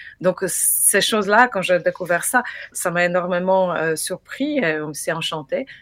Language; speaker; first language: French; non-native, fluent; Polish